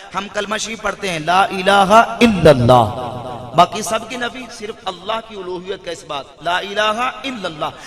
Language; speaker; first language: Urdu; non-native, local second language; Punjabi